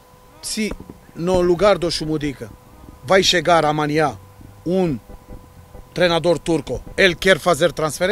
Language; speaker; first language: Portuguese; non-native, learner; Romanian